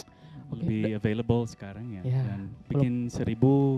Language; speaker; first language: Indonesian; non-native, fluent; Dutch